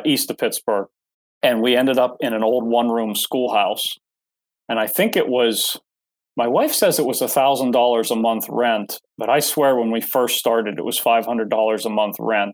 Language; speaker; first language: English; native; English